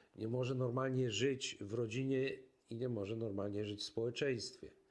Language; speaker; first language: Polish; native; Polish